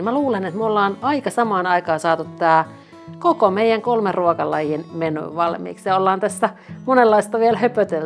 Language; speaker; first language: Finnish; native; Finnish